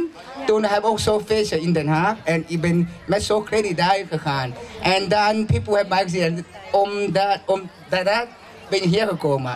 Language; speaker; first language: Dutch; non-native, learner; Akha